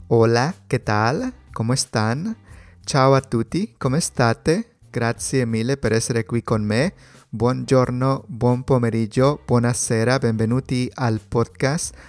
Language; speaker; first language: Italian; non-native, learner; Spanish